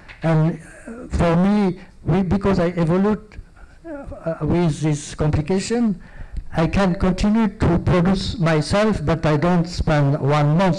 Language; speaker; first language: English; non-native, learner; French